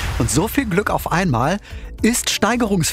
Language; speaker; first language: German; native; German